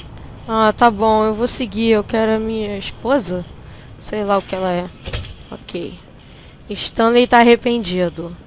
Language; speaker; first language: Portuguese; native; Portuguese